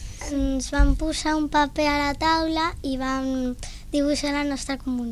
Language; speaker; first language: Catalan; non-native, local second language; Spanish